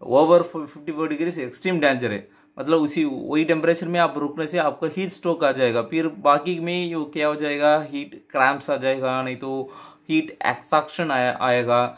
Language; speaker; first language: Hindi; non-native, local second language; Tamil